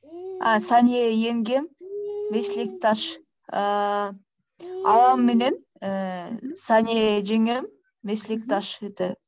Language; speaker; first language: Turkish; non-native, learner; Kyrgyz